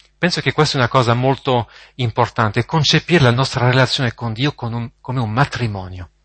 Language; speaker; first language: Italian; non-native, fluent; French